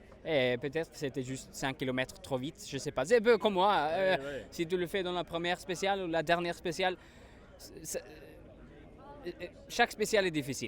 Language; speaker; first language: French; non-native, learner; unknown